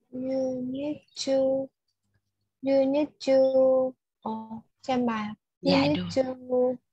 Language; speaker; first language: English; non-native, learner; Vietnamese